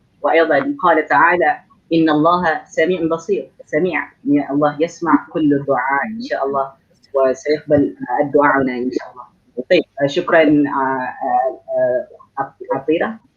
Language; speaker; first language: Arabic; non-native, fluent; Malay